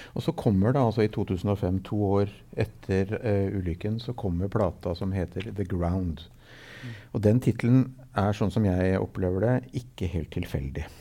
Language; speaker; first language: Norwegian; native; Norwegian